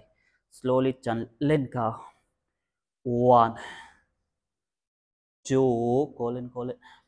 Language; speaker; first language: Vietnamese; non-native, learner; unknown